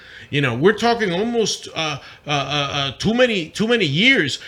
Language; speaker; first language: English; non-native, local second language; Spanish